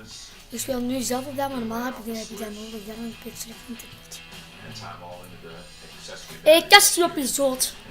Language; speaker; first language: Dutch; native; Dutch